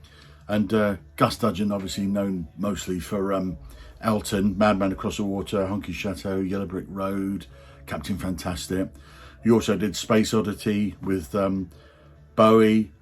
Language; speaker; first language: English; native; English